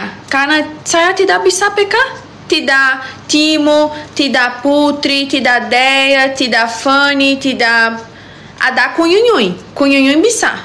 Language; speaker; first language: Indonesian; non-native, learner; Portuguese